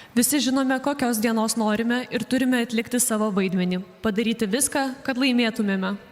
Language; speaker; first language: Lithuanian; native; Lithuanian